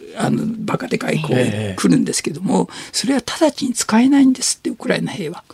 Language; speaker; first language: Japanese; native; Japanese